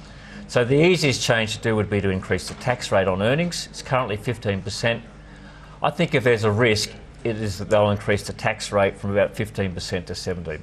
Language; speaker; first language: English; native; English